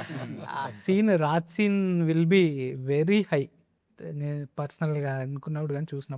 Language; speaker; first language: Telugu; native; Telugu